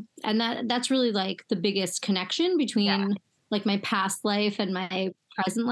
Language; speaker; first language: English; native; English